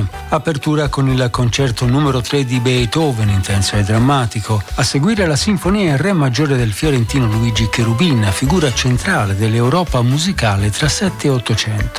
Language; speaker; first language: Italian; native; Italian